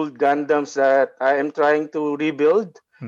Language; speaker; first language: English; non-native, local second language; Filipino